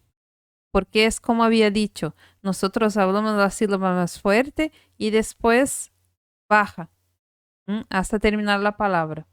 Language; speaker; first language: Spanish; non-native, fluent; Portuguese